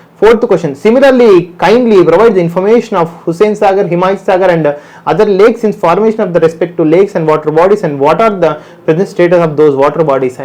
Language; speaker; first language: English; non-native, local second language; Telugu